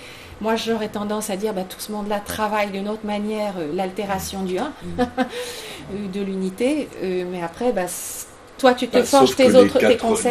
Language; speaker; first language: French; native; French